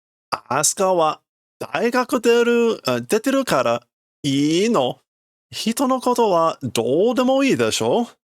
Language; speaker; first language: Japanese; non-native, learner; English